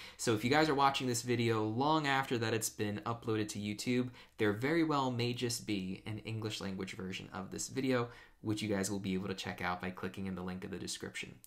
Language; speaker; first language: English; native; English